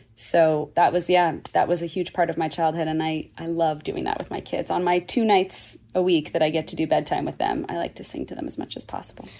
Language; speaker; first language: English; native; English